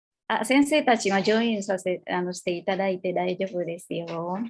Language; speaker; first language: Japanese; non-native, fluent; Indonesian